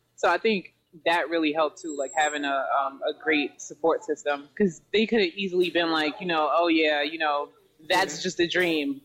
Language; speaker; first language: English; native; English